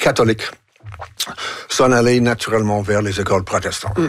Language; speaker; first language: French; non-native, local second language; English